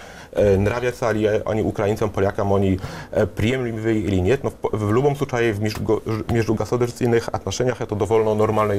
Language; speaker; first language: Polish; non-native, learner; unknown